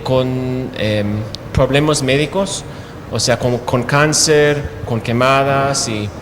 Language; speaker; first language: Spanish; non-native, fluent; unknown